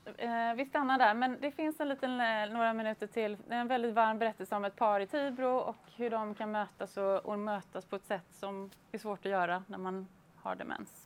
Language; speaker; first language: Swedish; native; Swedish